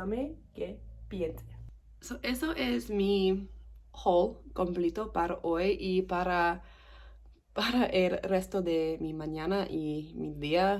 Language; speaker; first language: Spanish; non-native, learner; English